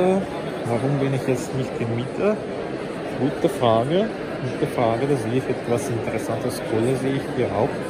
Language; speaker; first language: German; non-native, learner; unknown